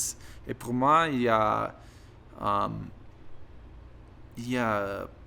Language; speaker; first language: French; non-native, learner; English